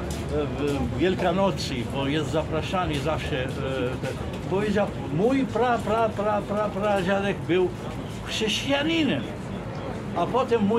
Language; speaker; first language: Polish; non-native, fluent; Arabic